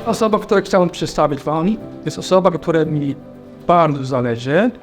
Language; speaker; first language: Polish; non-native, fluent; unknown